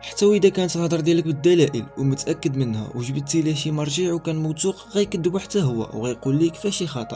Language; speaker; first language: Arabic; native; Arabic